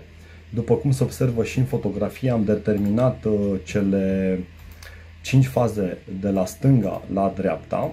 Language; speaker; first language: Romanian; native; Romanian